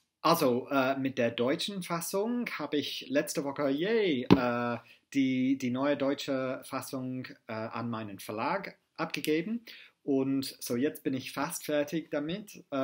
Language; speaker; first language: German; non-native, fluent; English